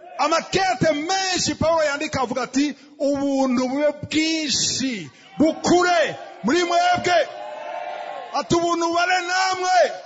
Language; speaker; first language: Rundi; native; Rundi